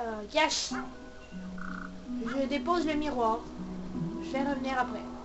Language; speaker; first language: French; native; French